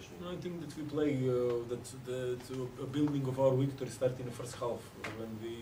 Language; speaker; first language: English; non-native, fluent; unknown